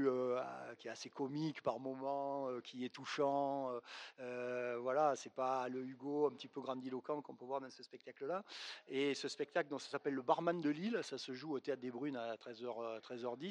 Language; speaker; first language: French; native; French